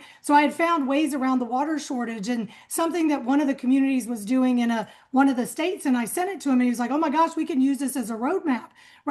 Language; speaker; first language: English; native; English